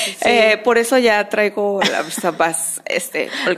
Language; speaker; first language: Spanish; native; Spanish